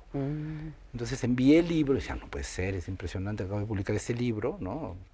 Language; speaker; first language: Spanish; native; Spanish